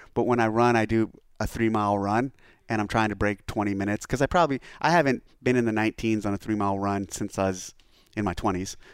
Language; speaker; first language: English; native; English